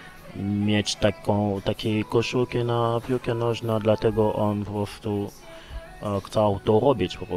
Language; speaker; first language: Polish; non-native, learner; Lingala